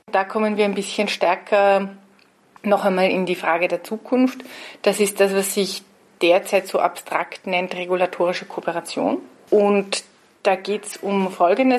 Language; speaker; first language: German; native; German